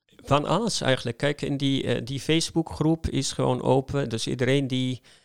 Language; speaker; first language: Dutch; non-native, fluent; Arabic